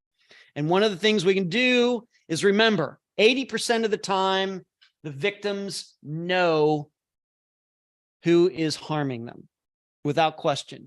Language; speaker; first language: English; native; English